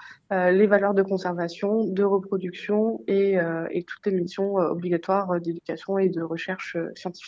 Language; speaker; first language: French; native; French